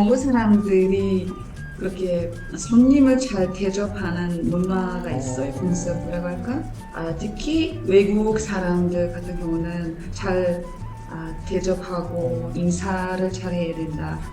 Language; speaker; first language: Korean; non-native, fluent; Mongolian